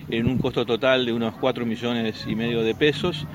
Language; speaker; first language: Spanish; native; Spanish